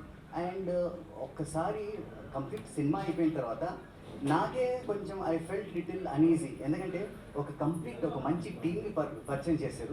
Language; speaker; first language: Telugu; native; Telugu